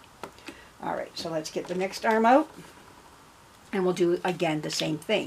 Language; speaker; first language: English; native; English